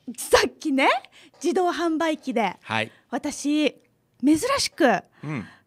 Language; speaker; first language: Japanese; native; Japanese